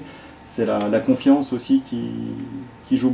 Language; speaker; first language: French; native; French